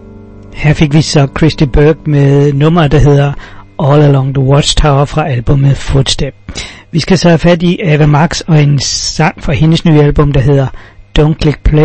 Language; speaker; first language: Danish; native; Danish